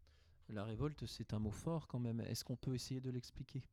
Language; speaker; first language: French; native; French